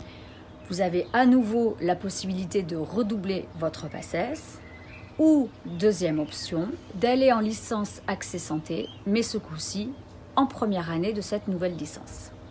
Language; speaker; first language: French; native; French